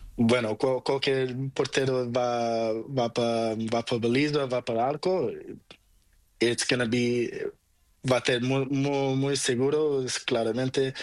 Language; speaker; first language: Spanish; non-native, learner; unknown